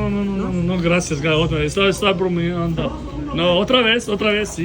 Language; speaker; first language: Spanish; non-native, learner; Albanian